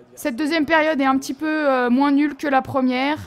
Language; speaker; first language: French; native; French